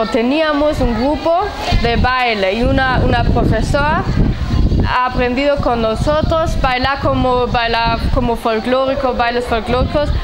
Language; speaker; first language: Spanish; non-native, fluent; German